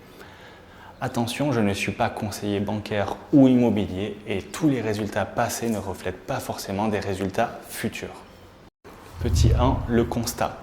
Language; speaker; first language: French; native; French